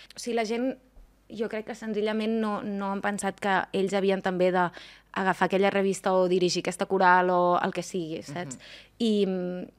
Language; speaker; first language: Catalan; native; Catalan